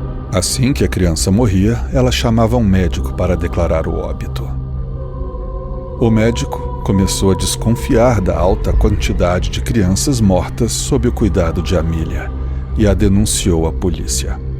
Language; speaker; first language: Portuguese; native; Portuguese